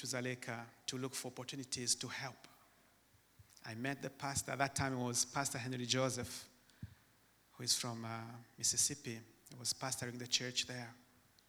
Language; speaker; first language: English; non-native, fluent; Rundi